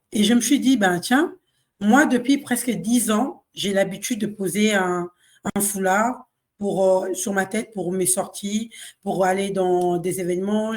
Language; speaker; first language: French; non-native, local second language; Kongo